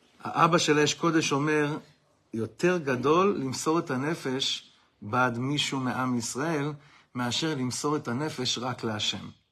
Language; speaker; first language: Hebrew; non-native, fluent; English